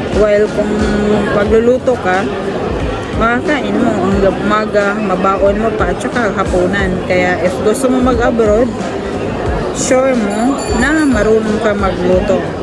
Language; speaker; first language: Filipino; non-native, local second language; Cebuano